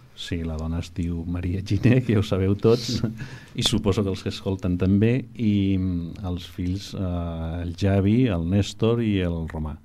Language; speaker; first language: Catalan; non-native, local second language; Spanish